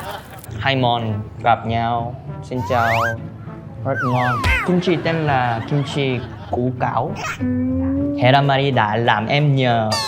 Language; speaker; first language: Vietnamese; non-native, learner; Korean